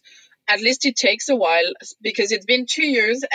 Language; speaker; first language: English; non-native, fluent; French